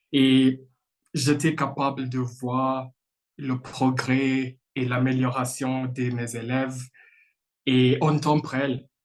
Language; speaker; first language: French; non-native, fluent; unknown